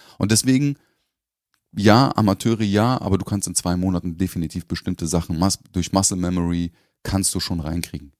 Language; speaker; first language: German; native; German